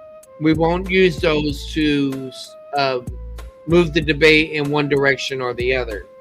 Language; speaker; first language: English; native; English